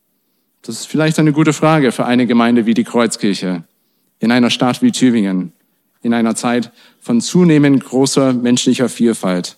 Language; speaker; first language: German; non-native, fluent; English